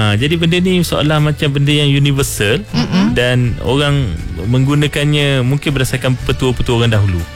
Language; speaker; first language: Malay; native; Malay